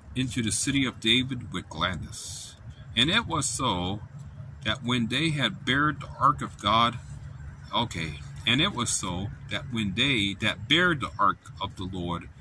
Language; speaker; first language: English; native; English